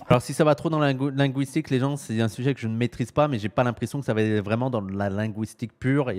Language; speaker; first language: French; native; French